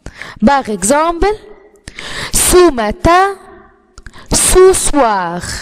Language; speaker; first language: French; non-native, fluent; Arabic